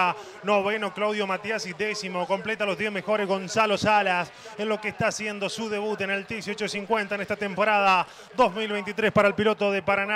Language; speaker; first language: Spanish; native; Spanish